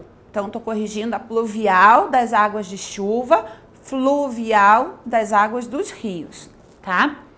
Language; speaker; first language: Portuguese; native; Portuguese